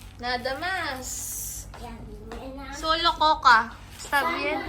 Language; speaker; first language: Spanish; non-native, learner; Filipino